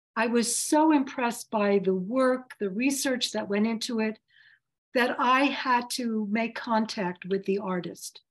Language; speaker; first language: English; early bilingual, other home language; Yiddish